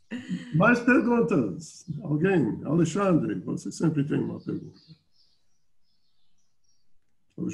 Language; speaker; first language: Portuguese; non-native, fluent; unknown